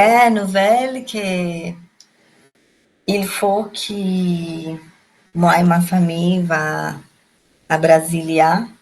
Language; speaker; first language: French; non-native, learner; Portuguese